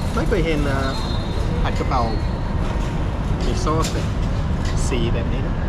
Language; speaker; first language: Thai; non-native, fluent; English